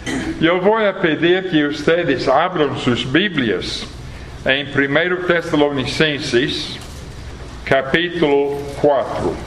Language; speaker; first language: Portuguese; non-native, fluent; English